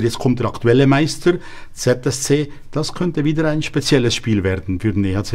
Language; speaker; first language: German; native; German